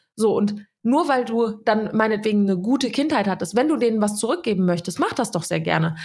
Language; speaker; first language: German; early bilingual, other home language; Serbian